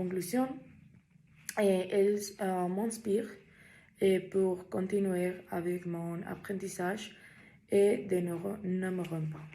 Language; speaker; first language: French; non-native, learner; Spanish